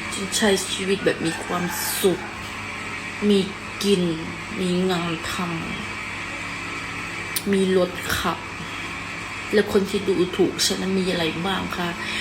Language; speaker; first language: Thai; non-native, fluent; Khmer